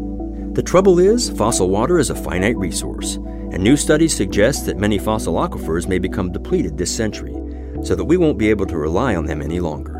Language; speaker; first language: English; native; English